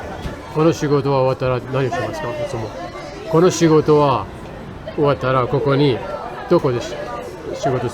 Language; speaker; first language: Japanese; non-native, learner; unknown